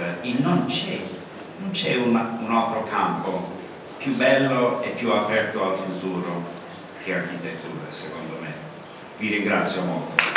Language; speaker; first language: Italian; non-native, learner; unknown